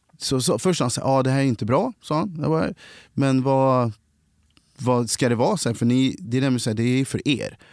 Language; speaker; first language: Swedish; native; Swedish